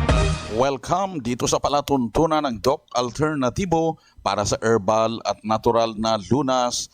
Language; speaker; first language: Filipino; native; Filipino